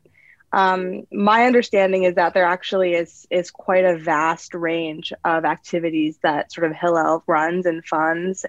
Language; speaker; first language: English; native; English